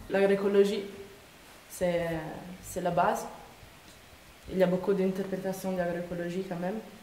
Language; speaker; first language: French; non-native, fluent; Italian